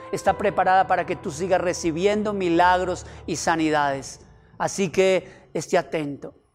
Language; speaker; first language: Spanish; native; Spanish